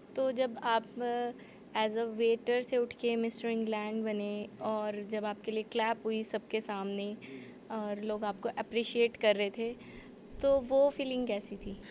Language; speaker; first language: Hindi; native; Hindi